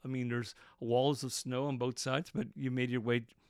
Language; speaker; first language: English; native; English